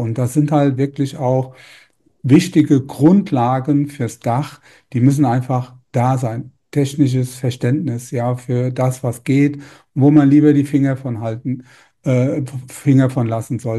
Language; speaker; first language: German; native; German